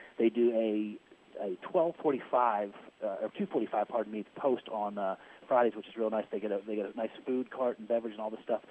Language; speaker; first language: English; native; English